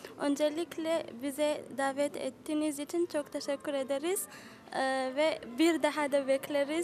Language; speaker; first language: Turkish; non-native, learner; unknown